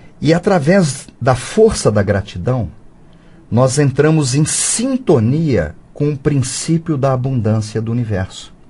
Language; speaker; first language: Portuguese; native; Portuguese